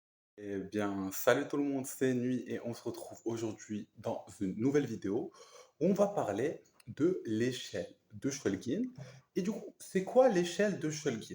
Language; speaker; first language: French; native; French